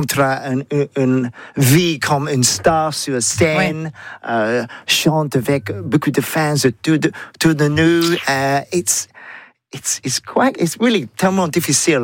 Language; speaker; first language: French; non-native, learner; English